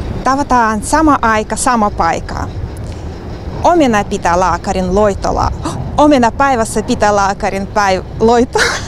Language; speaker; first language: Finnish; non-native, learner; Russian